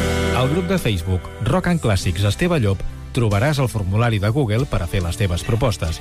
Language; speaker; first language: Catalan; native; Catalan